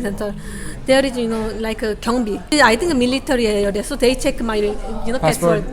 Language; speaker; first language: English; non-native, learner; Korean